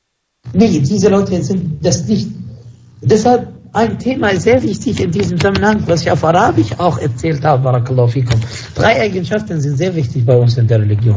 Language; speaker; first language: German; non-native, fluent; Arabic